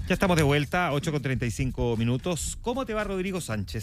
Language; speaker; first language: Spanish; native; Spanish